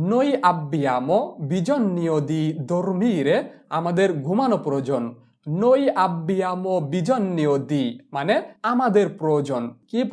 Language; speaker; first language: Italian; non-native, fluent; Bangla